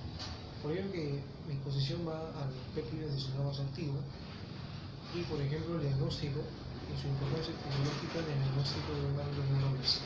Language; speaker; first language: Spanish; native; Spanish